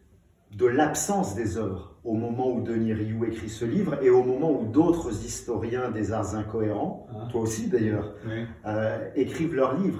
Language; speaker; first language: French; native; French